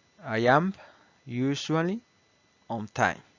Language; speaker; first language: English; non-native, fluent; Spanish